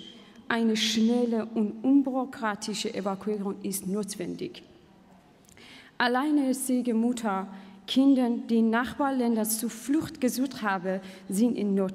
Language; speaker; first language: German; non-native, fluent; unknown